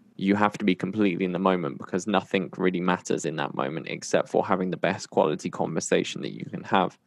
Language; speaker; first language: English; native; English